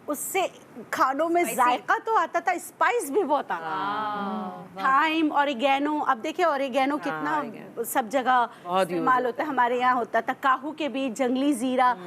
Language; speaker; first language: Urdu; non-native, local second language; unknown